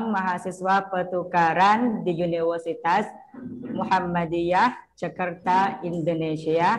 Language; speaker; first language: Indonesian; non-native, learner; Thai